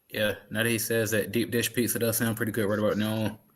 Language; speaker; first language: English; native; English